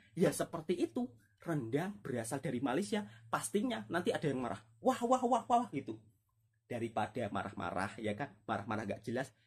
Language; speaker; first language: Indonesian; native; Indonesian